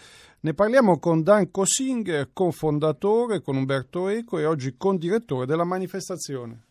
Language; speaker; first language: Italian; native; Italian